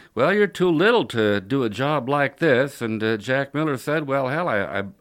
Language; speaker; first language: English; native; English